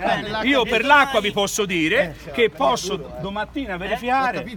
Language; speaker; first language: Italian; native; Italian